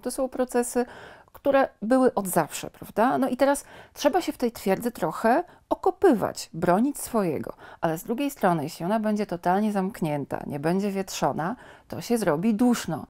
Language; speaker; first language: Polish; native; Polish